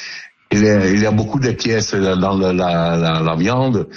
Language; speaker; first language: French; non-native, learner; Italian